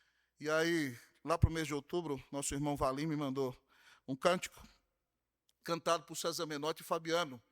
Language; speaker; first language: Portuguese; native; Portuguese